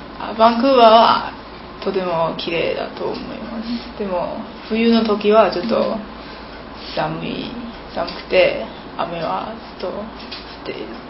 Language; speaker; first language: Japanese; non-native, learner; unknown